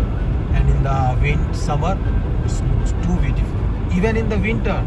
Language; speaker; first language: English; non-native, local second language; Hindi